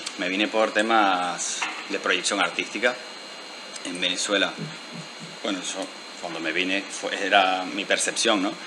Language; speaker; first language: Spanish; native; Spanish